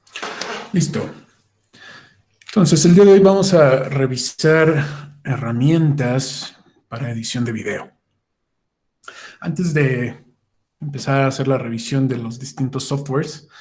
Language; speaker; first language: Spanish; native; Spanish